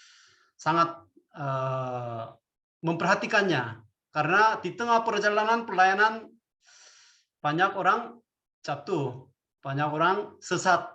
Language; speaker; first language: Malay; non-native, fluent; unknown